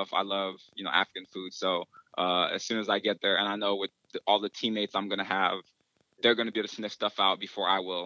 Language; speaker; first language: English; early bilingual, other home language; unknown